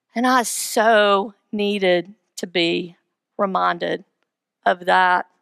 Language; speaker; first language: English; native; English